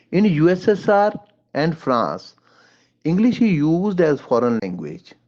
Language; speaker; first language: English; non-native, local second language; Punjabi